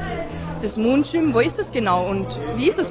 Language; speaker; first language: German; native; German